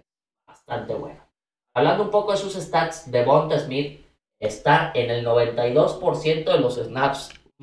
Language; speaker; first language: Spanish; native; Spanish